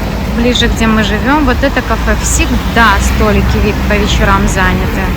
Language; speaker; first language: Russian; native; Russian